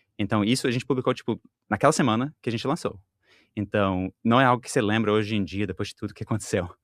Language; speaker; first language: Portuguese; non-native, fluent; English